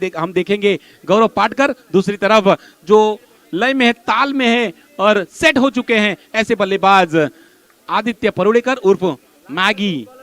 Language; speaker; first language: Hindi; non-native, local second language; Marathi